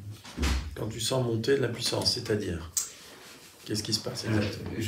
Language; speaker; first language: French; native; French